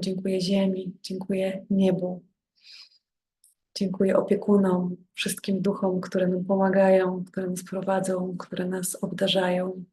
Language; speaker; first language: Polish; native; Polish